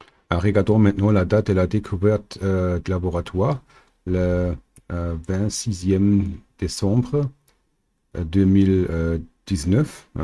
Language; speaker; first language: French; non-native, learner; German